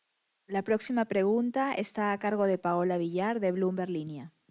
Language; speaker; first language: Spanish; native; Spanish